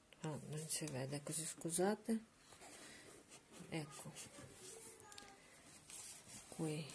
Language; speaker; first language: Italian; non-native, learner; Russian